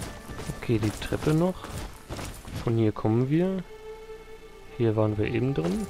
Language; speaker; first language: German; native; German